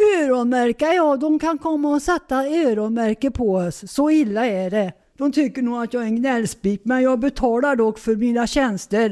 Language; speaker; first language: Swedish; native; Swedish